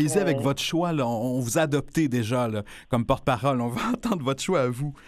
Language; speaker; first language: French; native; French